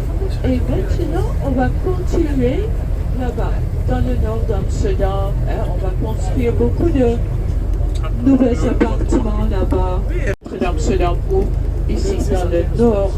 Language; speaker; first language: French; non-native, fluent; Dutch